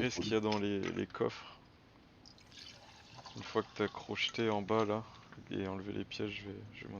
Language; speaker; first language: French; native; French